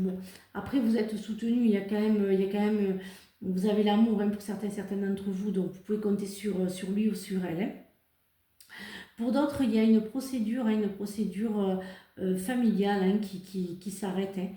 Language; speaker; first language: French; native; French